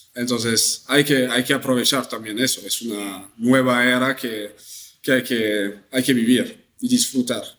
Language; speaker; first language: Spanish; non-native, fluent; French